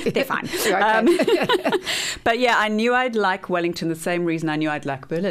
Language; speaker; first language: English; native; English